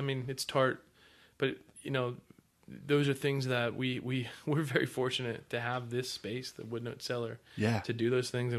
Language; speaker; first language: English; native; English